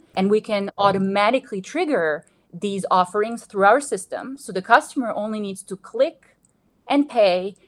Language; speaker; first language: English; non-native, fluent; Bosnian